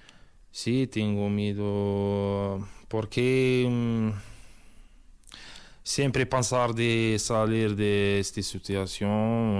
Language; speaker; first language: Spanish; non-native, learner; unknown